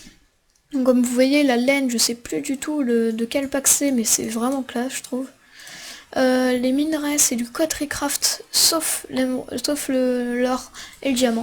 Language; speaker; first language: French; native; French